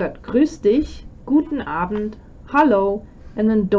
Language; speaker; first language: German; non-native, fluent; English